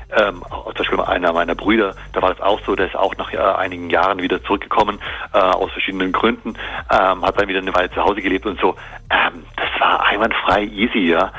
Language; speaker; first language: German; native; German